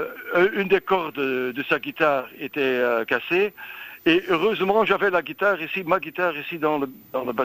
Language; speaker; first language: French; non-native, local second language; Dutch